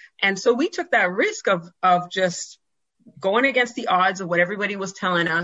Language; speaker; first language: English; native; English